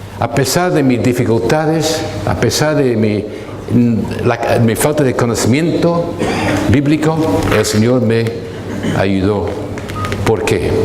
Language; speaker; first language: Spanish; non-native, fluent; English